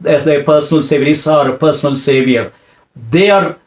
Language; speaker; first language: English; non-native, local second language; Tamil